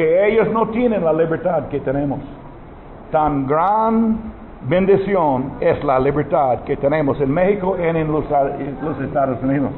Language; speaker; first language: Spanish; non-native, learner; English